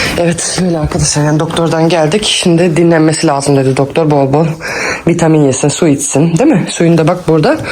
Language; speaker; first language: Turkish; early bilingual, heritage; Turkish